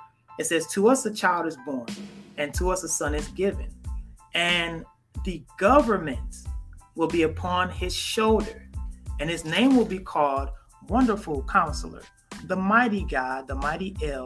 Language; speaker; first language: English; native; English